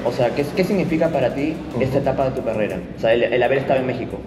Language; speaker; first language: Spanish; native; Spanish